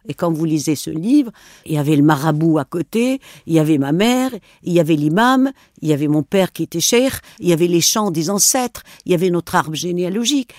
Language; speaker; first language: French; non-native, local second language; Arabic